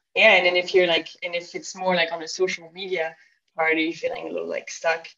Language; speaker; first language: English; non-native, fluent; French